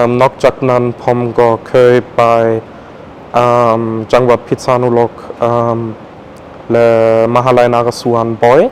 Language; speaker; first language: Thai; non-native, fluent; German